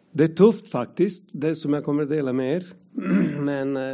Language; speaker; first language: Swedish; non-native, fluent; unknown